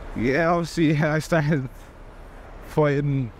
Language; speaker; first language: English; native; English